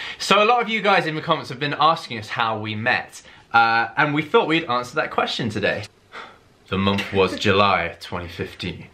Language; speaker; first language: English; native; English